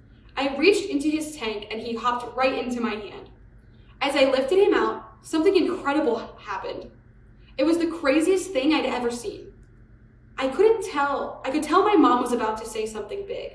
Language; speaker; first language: English; native; English